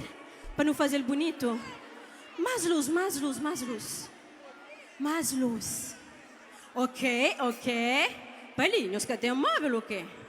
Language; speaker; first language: Portuguese; non-native, local second language; Kabuverdianu